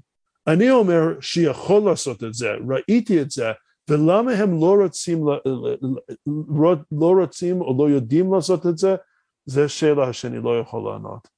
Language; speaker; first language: Hebrew; non-native, fluent; English